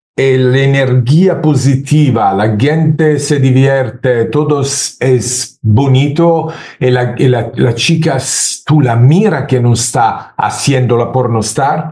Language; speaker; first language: Spanish; non-native, learner; Italian